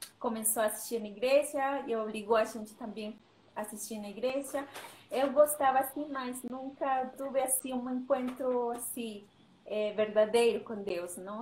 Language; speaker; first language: Portuguese; non-native, learner; Spanish